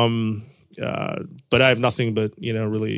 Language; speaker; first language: English; native; English